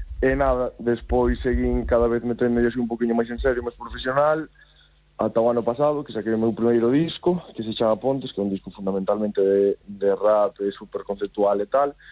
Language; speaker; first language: Galician; native; Galician